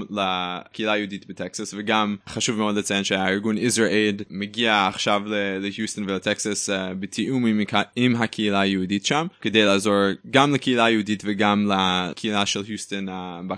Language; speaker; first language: Hebrew; non-native, fluent; English